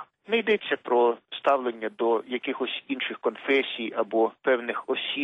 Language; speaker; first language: Ukrainian; native; Ukrainian